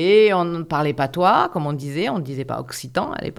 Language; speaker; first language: French; native; French